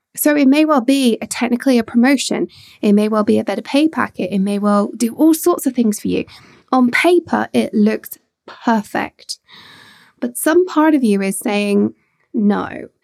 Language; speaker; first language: English; native; English